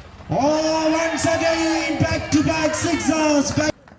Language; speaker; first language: English; non-native, local second language; Malayalam